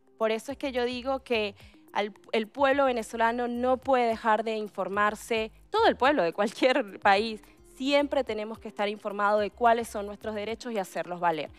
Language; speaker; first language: Spanish; native; Spanish